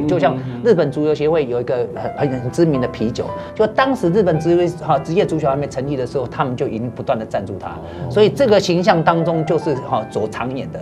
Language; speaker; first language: Chinese; native; Chinese